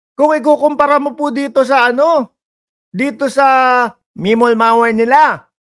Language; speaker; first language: Filipino; native; Filipino